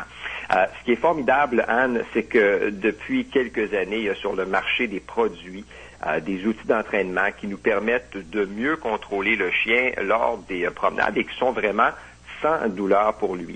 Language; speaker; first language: French; native; French